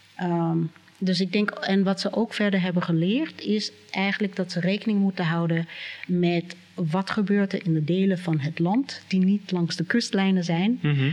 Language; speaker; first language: Dutch; non-native, fluent; English